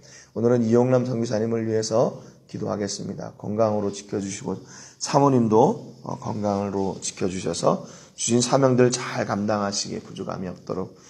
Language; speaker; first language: Korean; native; Korean